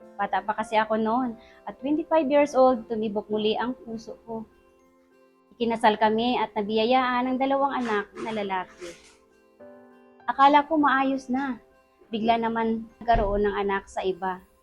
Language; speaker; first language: Filipino; non-native, local second language; Hiligaynon